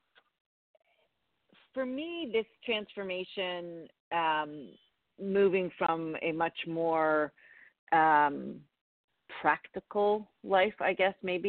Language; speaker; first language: English; native; English